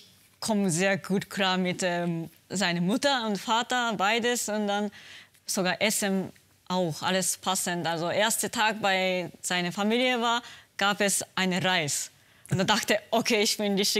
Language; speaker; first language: German; non-native, learner; Japanese